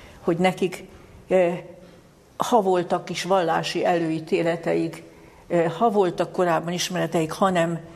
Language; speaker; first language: Hungarian; native; Hungarian